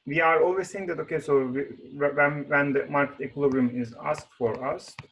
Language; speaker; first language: English; non-native, fluent; Turkish